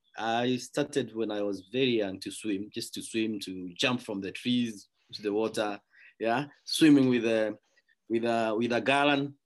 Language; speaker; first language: English; non-native, local second language; Kikuyu